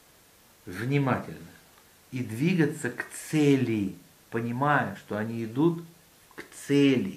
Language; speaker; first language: Russian; native; Russian